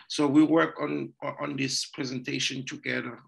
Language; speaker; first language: English; non-native, local second language; Zulu